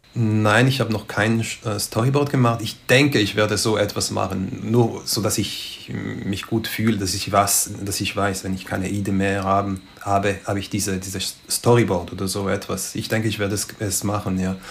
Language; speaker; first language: German; non-native, local second language; French